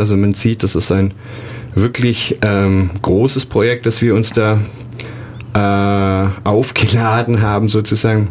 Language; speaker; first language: German; native; German